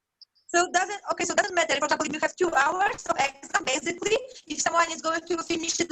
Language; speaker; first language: English; non-native, fluent; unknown